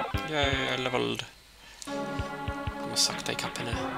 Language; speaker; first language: Swedish; native; Swedish